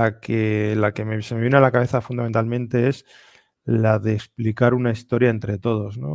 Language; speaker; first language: Spanish; native; Spanish